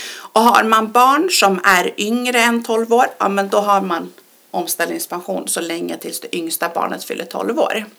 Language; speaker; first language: Swedish; early bilingual, other home language; Persian